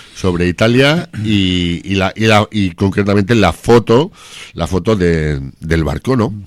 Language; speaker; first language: Spanish; native; Spanish